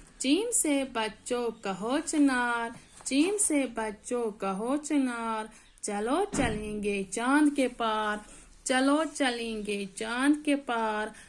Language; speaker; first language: Hindi; non-native, local second language; Kashmiri